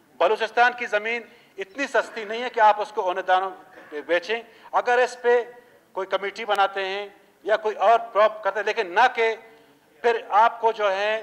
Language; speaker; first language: Urdu; non-native, local second language; Baluchi